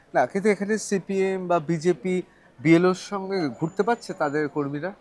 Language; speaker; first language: Bangla; native; Bangla